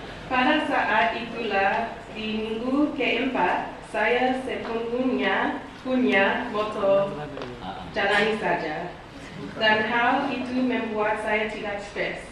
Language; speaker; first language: Indonesian; non-native, learner; English